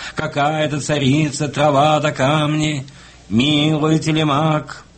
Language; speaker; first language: Russian; native; Russian